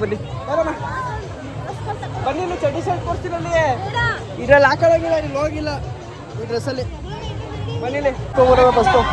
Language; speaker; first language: Kannada; native; Kannada